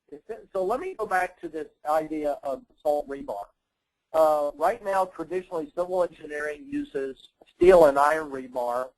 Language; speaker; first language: English; native; English